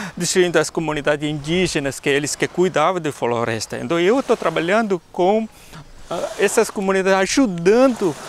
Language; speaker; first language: Portuguese; non-native, fluent; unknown